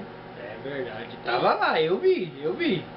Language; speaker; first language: Portuguese; native; Portuguese